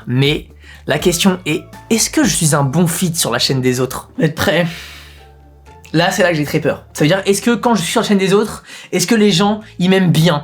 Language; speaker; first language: French; native; French